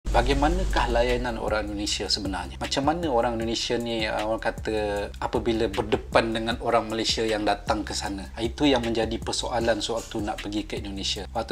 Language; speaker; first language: Malay; native; Malay